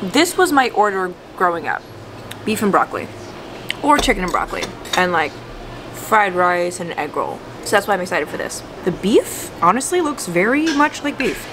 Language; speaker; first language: English; native; English